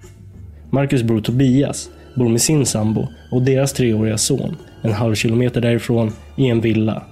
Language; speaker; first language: Swedish; native; Swedish